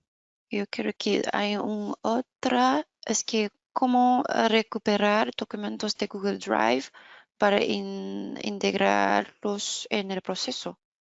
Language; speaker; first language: Spanish; non-native, fluent; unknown